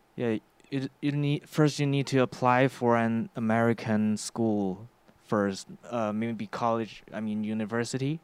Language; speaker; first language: English; non-native, fluent; Chinese